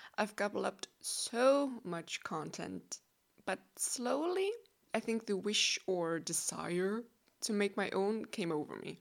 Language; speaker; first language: English; non-native, fluent; Danish